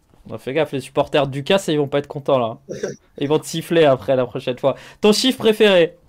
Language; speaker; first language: French; native; French